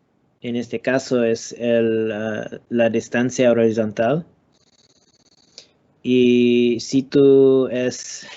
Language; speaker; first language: Spanish; non-native, learner; English